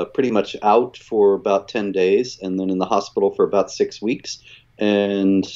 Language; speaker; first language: English; native; English